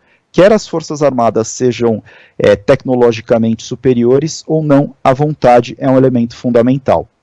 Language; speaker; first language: Portuguese; native; Portuguese